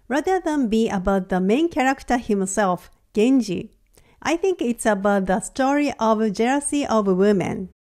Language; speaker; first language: English; non-native, fluent; Japanese